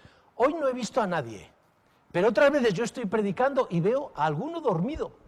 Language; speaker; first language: Spanish; native; Spanish